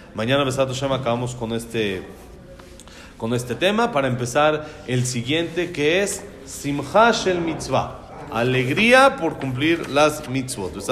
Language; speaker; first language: Spanish; native; Spanish